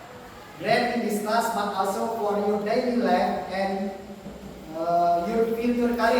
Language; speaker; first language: English; non-native, learner; Indonesian